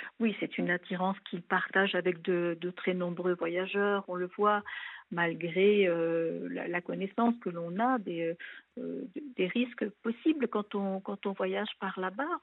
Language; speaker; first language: French; native; French